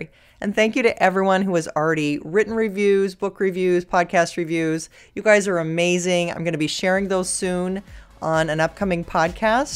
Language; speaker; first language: English; native; English